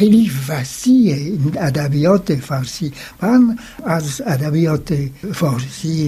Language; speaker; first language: Persian; non-native, fluent; French